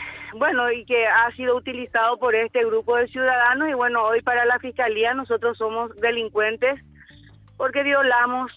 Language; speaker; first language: Spanish; native; Spanish